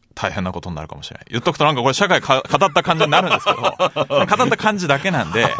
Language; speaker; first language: Japanese; native; Japanese